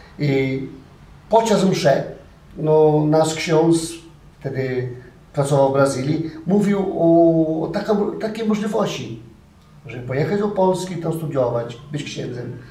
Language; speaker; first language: Polish; non-native, fluent; Portuguese